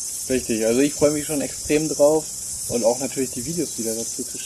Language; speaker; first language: German; native; German